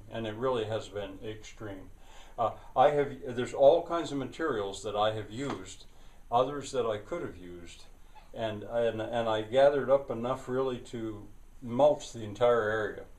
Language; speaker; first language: English; native; English